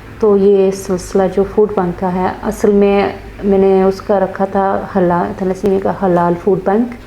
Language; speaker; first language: Urdu; early bilingual, heritage; Urdu